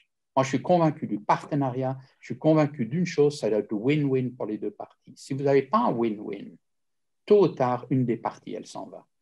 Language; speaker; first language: French; native; French